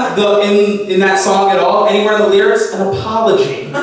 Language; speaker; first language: English; native; English